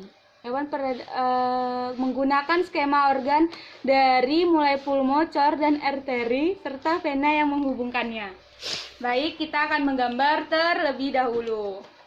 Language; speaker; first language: Indonesian; native; Indonesian